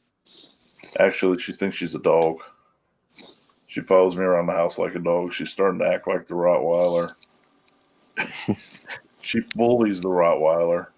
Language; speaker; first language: English; native; English